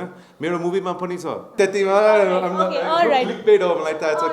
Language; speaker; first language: Nepali; non-native, learner; English